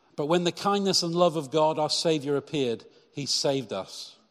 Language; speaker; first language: English; native; English